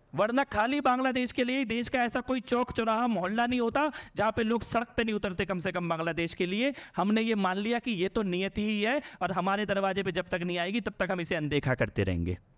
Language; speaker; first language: Hindi; native; Hindi